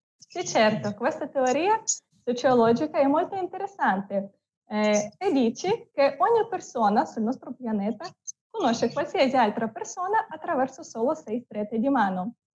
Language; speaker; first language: Italian; non-native, fluent; Russian